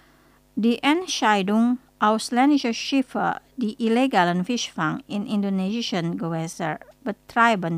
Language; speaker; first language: German; non-native, fluent; Indonesian